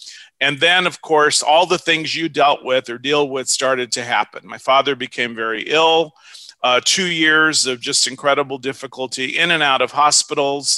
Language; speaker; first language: English; native; English